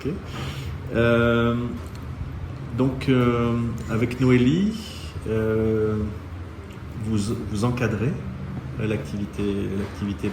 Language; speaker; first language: French; native; French